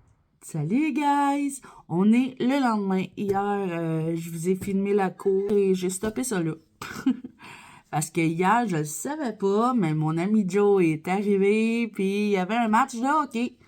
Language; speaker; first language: French; native; French